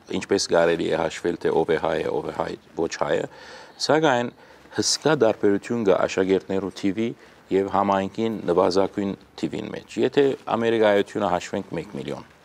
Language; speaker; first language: Armenian; early bilingual, heritage; Armenian